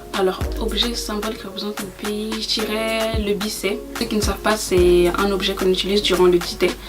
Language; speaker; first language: French; native; French